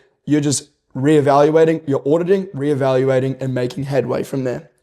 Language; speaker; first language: English; native; English